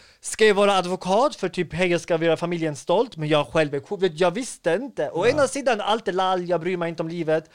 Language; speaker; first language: Swedish; early bilingual, other home language; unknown